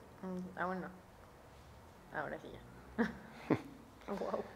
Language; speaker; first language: Spanish; native; Spanish